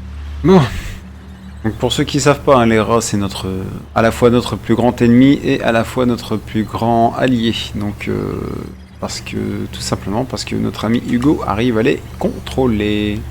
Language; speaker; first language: French; native; French